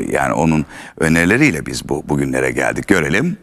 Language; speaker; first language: Turkish; native; Turkish